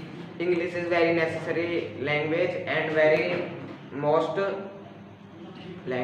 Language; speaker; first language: English; non-native, learner; Hindi